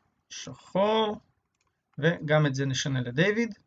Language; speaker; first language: Hebrew; native; Hebrew